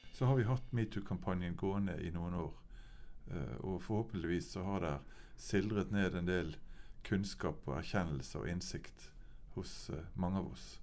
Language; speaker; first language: Norwegian; native; Norwegian